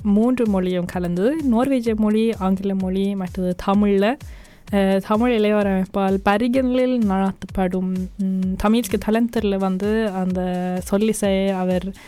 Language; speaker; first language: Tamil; early bilingual, heritage; Tamil